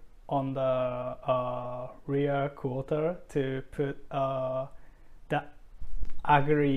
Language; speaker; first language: English; non-native, fluent; Japanese